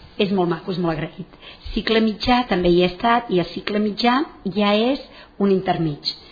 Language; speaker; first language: Catalan; non-native, local second language; Spanish